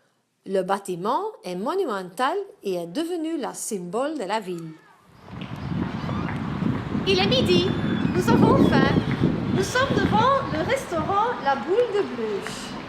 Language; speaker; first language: French; non-native, learner; Dutch